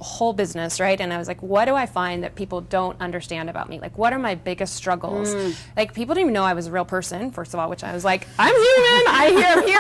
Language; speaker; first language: English; native; English